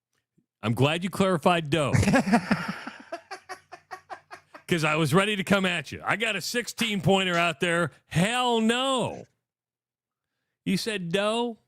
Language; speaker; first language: English; native; English